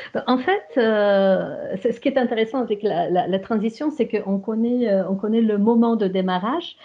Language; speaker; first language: French; non-native, fluent; Romanian